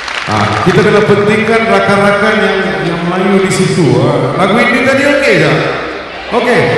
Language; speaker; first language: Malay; non-native, local second language; Tamil